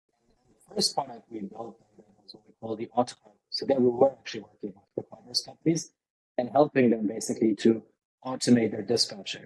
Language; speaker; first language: English; non-native, fluent; Lithuanian